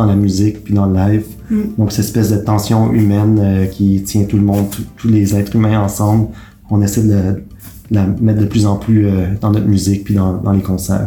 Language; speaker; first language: French; native; French